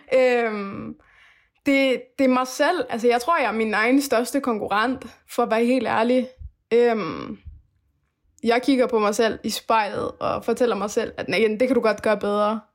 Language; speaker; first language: Danish; early bilingual, other home language; Persian